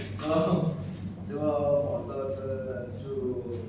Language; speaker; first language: Chinese; non-native, learner; Indonesian